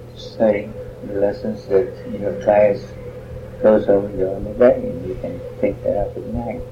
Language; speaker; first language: English; early bilingual, other home language; Spanish